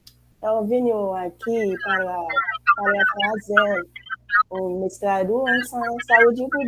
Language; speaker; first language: Portuguese; non-native, learner; Haitian Creole